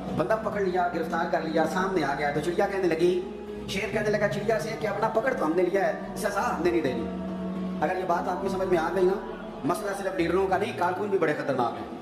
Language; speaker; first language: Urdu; non-native, local second language; Punjabi